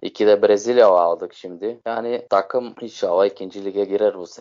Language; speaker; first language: Turkish; native; Turkish